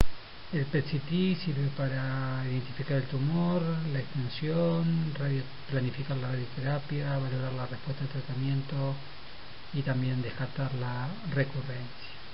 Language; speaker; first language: Spanish; native; Spanish